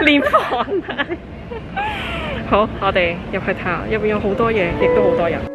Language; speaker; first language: Cantonese; native; Cantonese